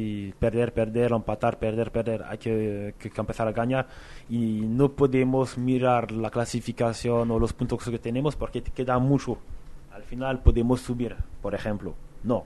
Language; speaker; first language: Spanish; non-native, fluent; French